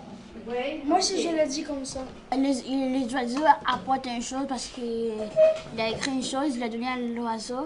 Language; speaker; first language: French; non-native, learner; Arabic